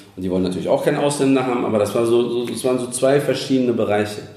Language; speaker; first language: German; early bilingual, other home language; Turkish